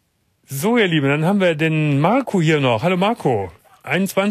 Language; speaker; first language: German; native; German